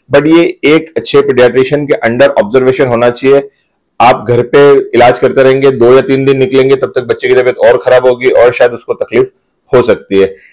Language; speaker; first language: Hindi; non-native, local second language; Gujarati